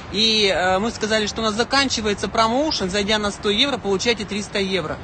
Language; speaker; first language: Russian; native; Russian